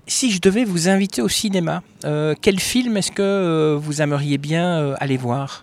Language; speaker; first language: French; native; French